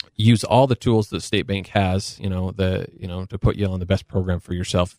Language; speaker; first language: English; native; English